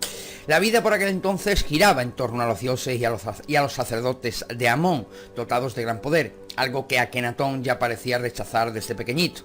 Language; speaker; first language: Spanish; native; Spanish